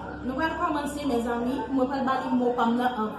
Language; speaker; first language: French; non-native, learner; Haitian Creole